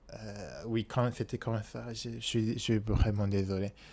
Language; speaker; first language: French; non-native, learner; Japanese